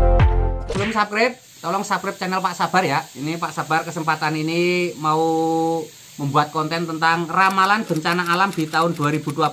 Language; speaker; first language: Indonesian; native; Indonesian